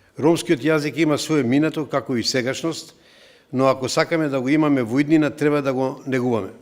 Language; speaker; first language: Macedonian; non-native, local second language; Romany